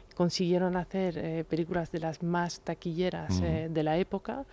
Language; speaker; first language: Spanish; non-native, fluent; French